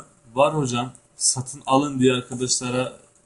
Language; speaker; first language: Turkish; native; Turkish